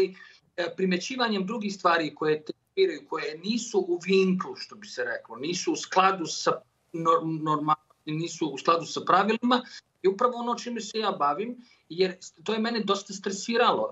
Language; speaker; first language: Serbian; native; Serbian